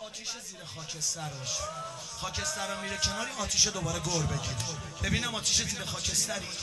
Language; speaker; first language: Persian; native; Persian